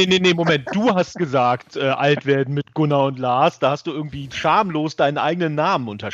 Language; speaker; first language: German; native; German